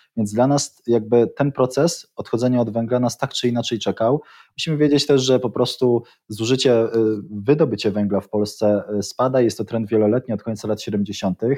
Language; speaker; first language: Polish; native; Polish